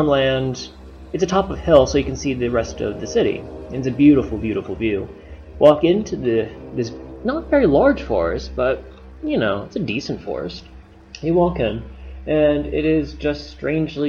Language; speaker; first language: English; native; English